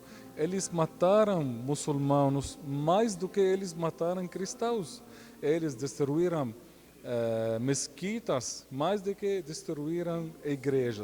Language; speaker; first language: Portuguese; non-native, fluent; Arabic